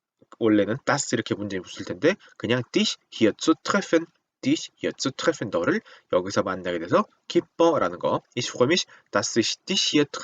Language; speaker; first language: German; non-native, fluent; Korean